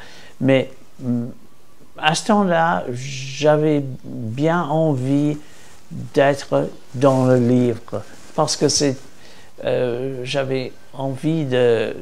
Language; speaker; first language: French; non-native, fluent; English